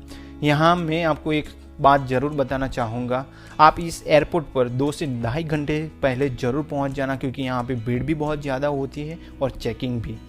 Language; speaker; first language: Hindi; native; Hindi